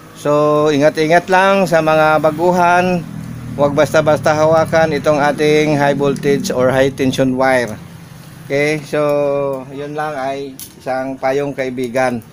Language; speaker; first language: Filipino; non-native, local second language; Hiligaynon